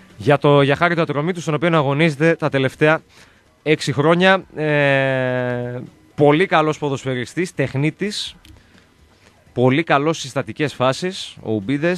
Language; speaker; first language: Greek; native; Greek